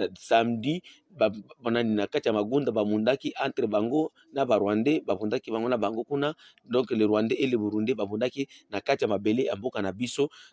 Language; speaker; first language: Lingala; non-native, local second language; Swahili